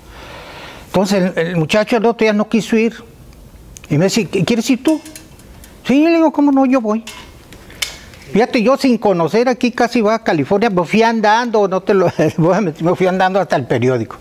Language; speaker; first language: Spanish; native; Spanish